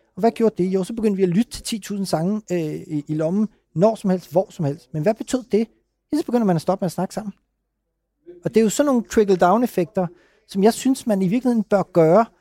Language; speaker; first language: Danish; early bilingual, other home language; Urdu